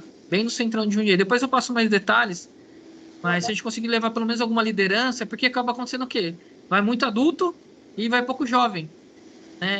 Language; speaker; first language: Portuguese; native; Portuguese